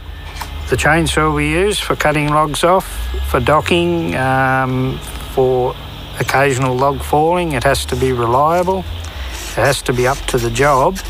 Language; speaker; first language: English; native; English